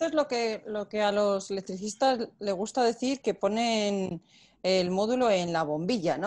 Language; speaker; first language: Spanish; native; Spanish